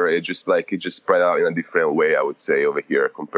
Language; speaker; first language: English; non-native, fluent; Italian